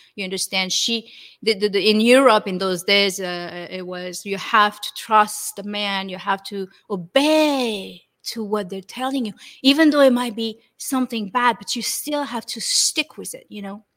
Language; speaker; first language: English; non-native, fluent; French